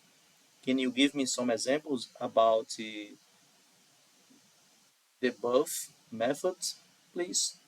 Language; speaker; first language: English; non-native, learner; Portuguese